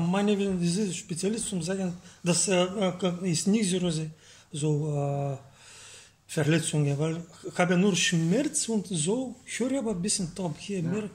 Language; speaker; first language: German; non-native, learner; Bulgarian